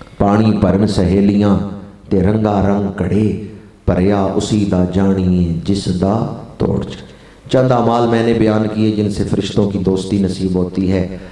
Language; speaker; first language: Urdu; non-native, local second language; Punjabi